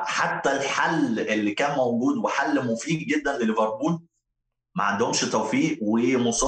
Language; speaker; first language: Arabic; native; Arabic